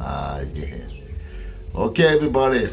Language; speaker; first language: Hindi; non-native, local second language; Tibetan